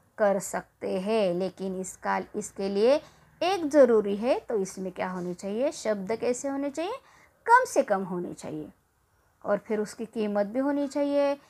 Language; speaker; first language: Hindi; non-native, local second language; Marathi